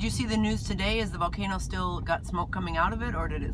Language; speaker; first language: English; native; English